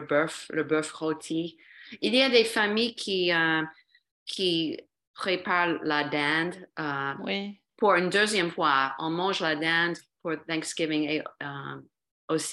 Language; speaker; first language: French; non-native, fluent; English